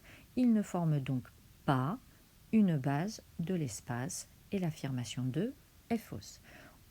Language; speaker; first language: French; native; French